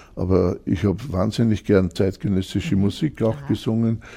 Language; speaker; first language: German; native; German